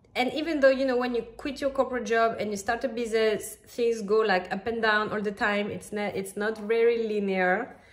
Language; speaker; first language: English; non-native, fluent; French